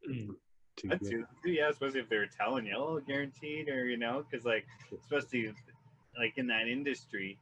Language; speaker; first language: English; native; English